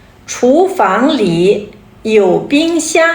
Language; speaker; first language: Chinese; non-native, fluent; Kazakh